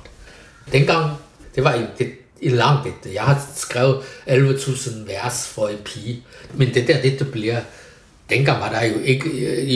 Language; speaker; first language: Danish; non-native, fluent; Chinese